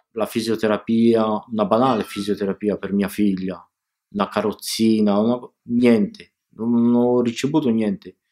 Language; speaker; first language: Italian; early bilingual, other home language; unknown